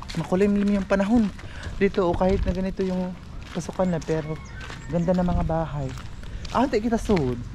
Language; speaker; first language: Filipino; non-native, local second language; Cebuano